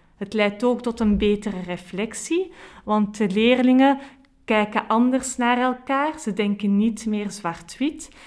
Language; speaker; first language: Dutch; native; Dutch